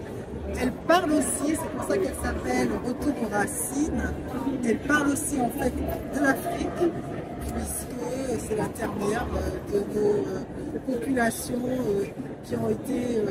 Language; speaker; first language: French; native; French